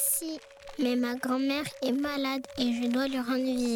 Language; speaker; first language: French; native; French